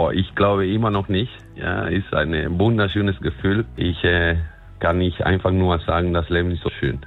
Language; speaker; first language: German; non-native, fluent; Spanish